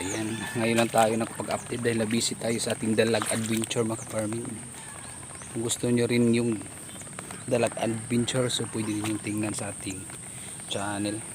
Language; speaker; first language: Filipino; non-native, local second language; Cebuano